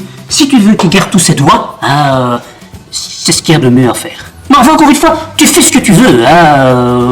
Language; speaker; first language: French; native; French